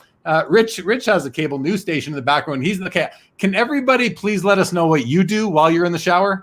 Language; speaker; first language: English; native; English